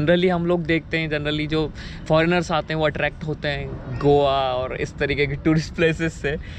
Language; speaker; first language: Hindi; native; Hindi